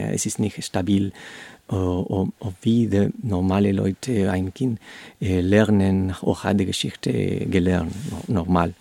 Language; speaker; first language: German; non-native, learner; Spanish